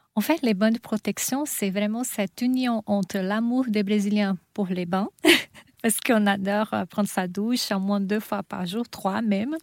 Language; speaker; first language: French; non-native, fluent; Portuguese